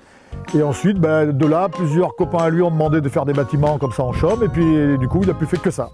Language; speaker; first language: French; native; French